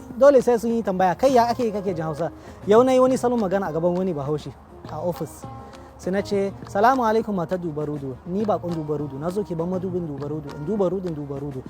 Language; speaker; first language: Hausa; non-native, local second language; Arabic